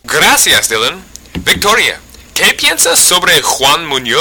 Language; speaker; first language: Spanish; non-native, learner; English